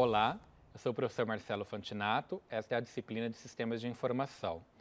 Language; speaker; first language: Portuguese; native; Portuguese